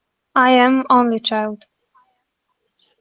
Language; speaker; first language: English; non-native, learner; Russian